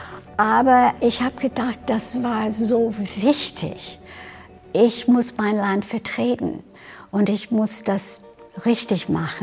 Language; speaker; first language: German; non-native, fluent; English